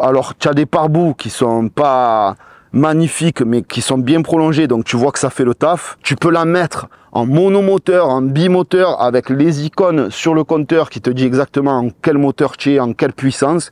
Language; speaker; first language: French; native; French